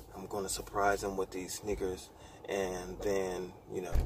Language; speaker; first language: English; native; English